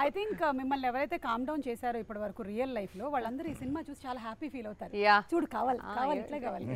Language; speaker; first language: Telugu; native; Telugu